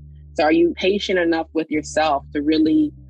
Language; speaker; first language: English; native; English